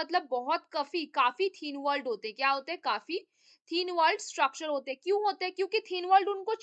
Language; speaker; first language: Hindi; native; Hindi